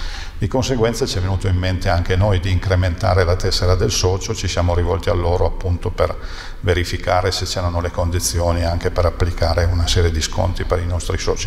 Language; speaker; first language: Italian; native; Italian